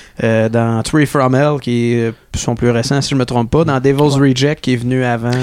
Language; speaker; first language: French; native; French